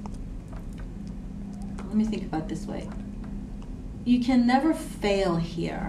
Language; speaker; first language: English; non-native, local second language; Cantonese